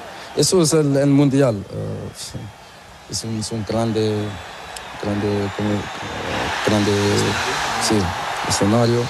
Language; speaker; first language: Spanish; non-native, learner; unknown